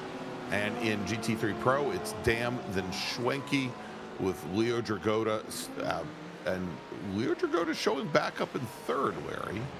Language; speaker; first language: English; native; English